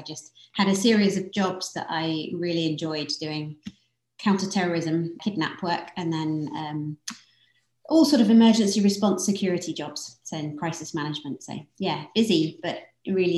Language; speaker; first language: English; native; English